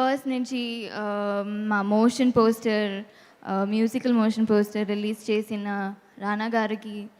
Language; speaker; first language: Telugu; non-native, learner; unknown